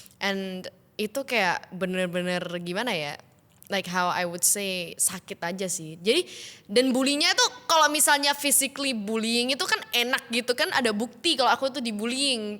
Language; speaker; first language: Indonesian; native; Indonesian